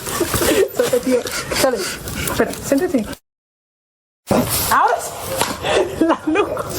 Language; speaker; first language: Spanish; non-native, learner; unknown